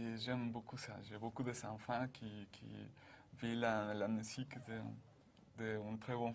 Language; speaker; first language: French; non-native, fluent; Spanish